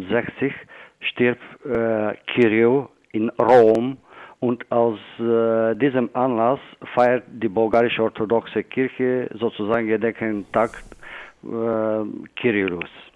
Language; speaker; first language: German; non-native, fluent; Bulgarian